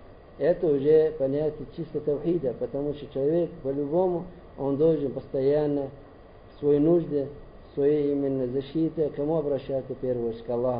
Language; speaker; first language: Russian; non-native, learner; Arabic